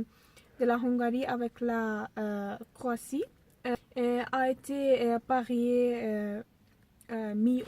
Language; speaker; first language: French; non-native, learner; Dutch